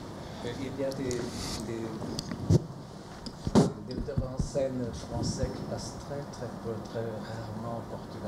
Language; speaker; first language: French; non-native, fluent; Portuguese